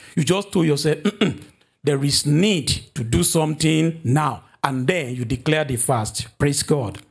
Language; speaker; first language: English; non-native, local second language; Yoruba